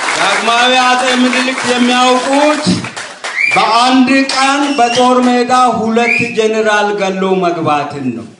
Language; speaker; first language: Amharic; non-native, local second language; Wolaytta